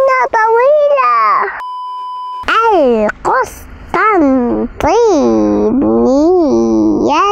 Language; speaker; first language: Arabic; early bilingual, heritage; Arabic